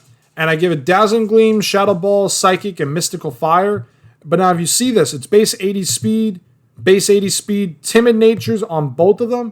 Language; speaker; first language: English; native; English